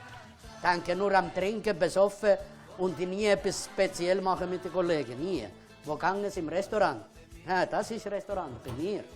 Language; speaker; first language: German; non-native, fluent; Italian